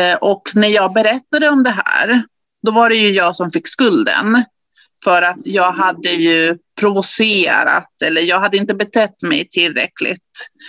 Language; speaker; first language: Swedish; early bilingual, other home language; Spanish